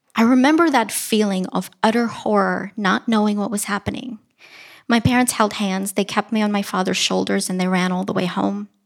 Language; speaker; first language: English; early bilingual, other home language; Russian